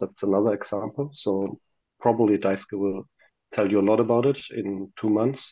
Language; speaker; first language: English; non-native, fluent; German